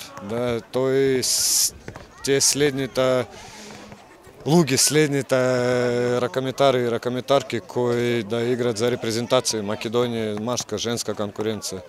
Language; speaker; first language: Macedonian; non-native, learner; Russian